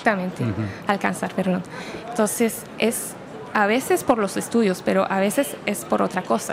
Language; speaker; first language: Spanish; non-native, fluent; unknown